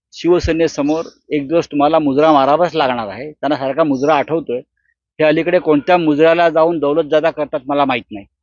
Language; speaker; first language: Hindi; non-native, local second language; Marathi